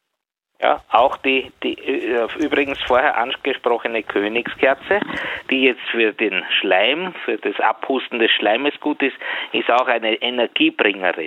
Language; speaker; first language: German; native; German